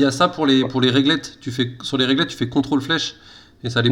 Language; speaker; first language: French; native; French